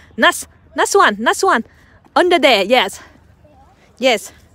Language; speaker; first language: English; non-native, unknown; Vietnamese